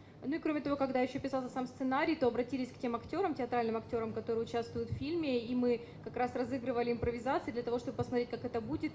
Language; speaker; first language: Russian; native; Russian